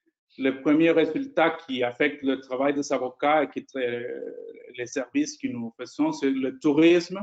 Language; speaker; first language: French; non-native, fluent; Spanish